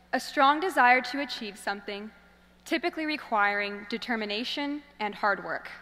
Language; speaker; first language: English; native; English